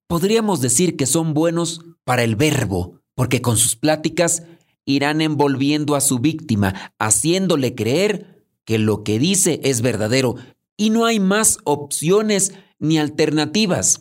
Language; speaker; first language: Spanish; native; Spanish